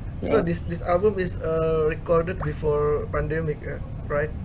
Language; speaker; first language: English; non-native, learner; Indonesian